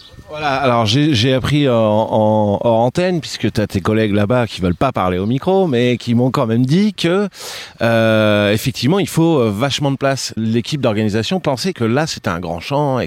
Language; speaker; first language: French; native; French